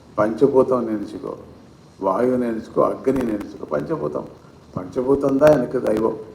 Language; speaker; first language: Tamil; non-native, fluent; Kannada